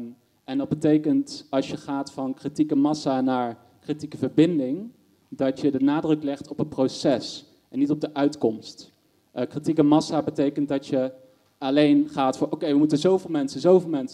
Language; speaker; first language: Dutch; native; Dutch